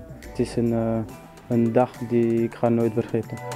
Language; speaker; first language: Dutch; non-native, local second language; French